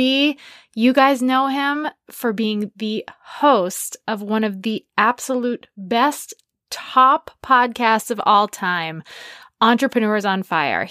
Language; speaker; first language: English; native; English